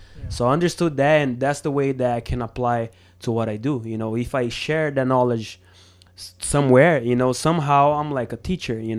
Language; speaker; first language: English; non-native, fluent; Portuguese